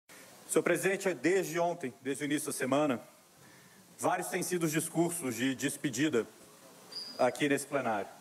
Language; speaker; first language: Portuguese; native; Portuguese